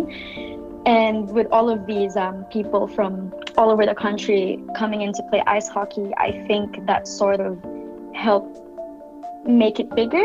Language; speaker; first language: English; non-native, local second language; Filipino